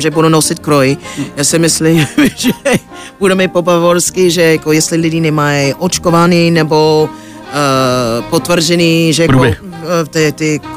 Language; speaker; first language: Czech; non-native, fluent; English